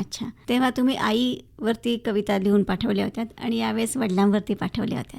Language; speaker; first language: Marathi; native; Marathi